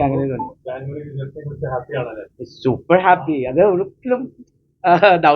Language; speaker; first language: Malayalam; non-native, local second language; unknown